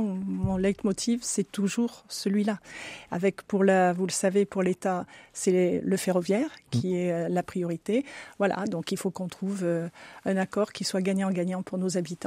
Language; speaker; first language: French; native; French